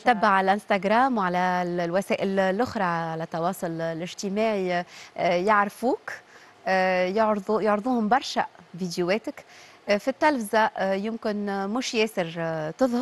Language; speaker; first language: Arabic; native; Arabic